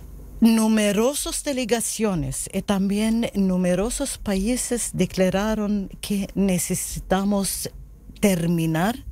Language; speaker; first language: Spanish; non-native, learner; Arabic